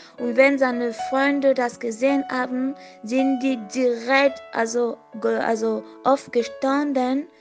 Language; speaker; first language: German; non-native, fluent; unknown